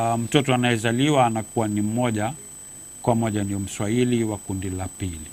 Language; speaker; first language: Swahili; native; Swahili